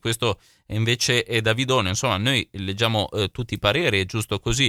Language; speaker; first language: Italian; native; Italian